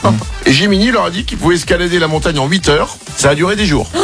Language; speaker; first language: French; native; French